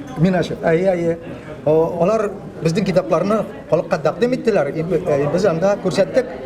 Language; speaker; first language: Tatar; native; Tatar